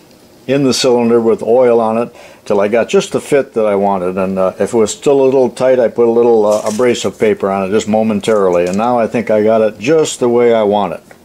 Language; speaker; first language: English; native; English